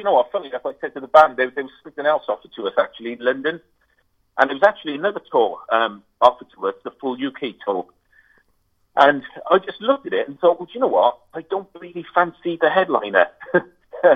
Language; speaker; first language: English; native; English